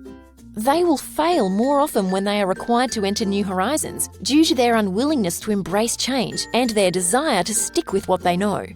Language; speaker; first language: English; native; English